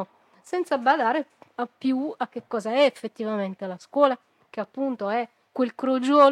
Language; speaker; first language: Italian; native; Italian